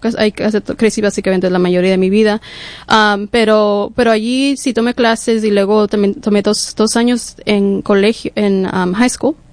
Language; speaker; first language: Spanish; early bilingual, heritage; English